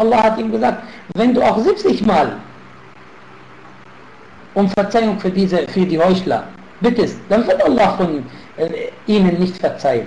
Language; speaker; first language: German; non-native, fluent; Arabic